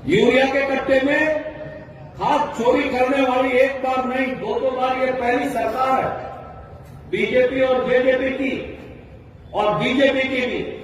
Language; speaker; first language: Hindi; native; Hindi